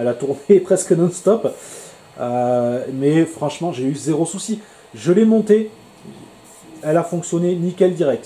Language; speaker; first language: French; native; French